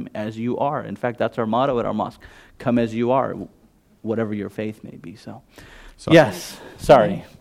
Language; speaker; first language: English; early bilingual, other home language; Gujarati